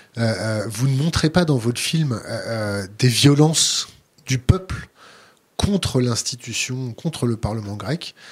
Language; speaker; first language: French; native; French